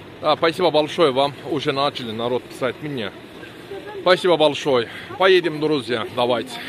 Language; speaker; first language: Russian; non-native, learner; Turkish